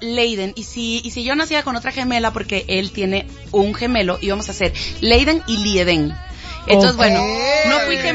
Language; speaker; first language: Spanish; native; Spanish